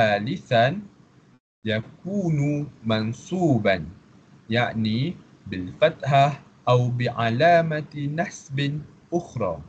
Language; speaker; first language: Arabic; non-native, fluent; Malay